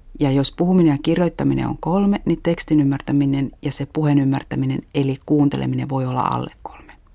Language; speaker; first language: Finnish; native; Finnish